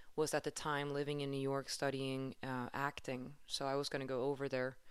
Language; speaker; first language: English; non-native, fluent; Swedish